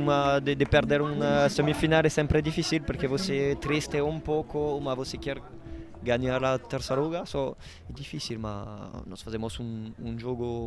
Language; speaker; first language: Portuguese; non-native, learner; Italian